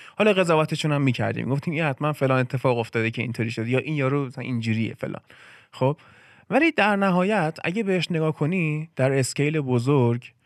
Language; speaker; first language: Persian; native; Persian